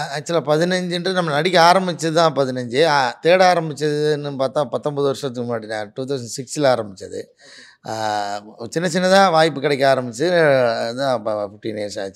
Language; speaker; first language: Tamil; native; Tamil